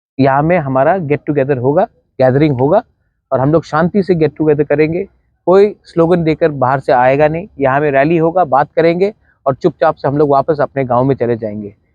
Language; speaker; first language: Hindi; non-native, local second language; Kok Borok